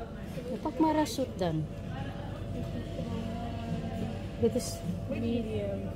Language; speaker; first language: Dutch; non-native, learner; Filipino